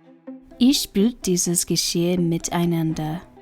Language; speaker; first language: German; non-native, fluent; English